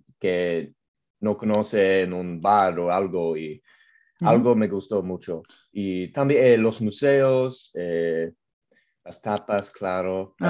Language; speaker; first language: Spanish; non-native, learner; English